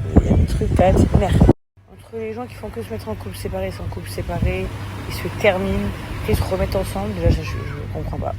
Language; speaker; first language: French; early bilingual, other home language; English